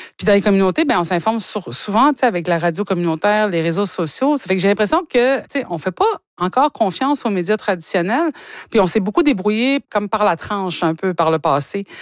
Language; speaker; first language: French; native; French